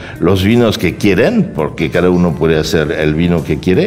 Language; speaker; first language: Spanish; non-native, fluent; French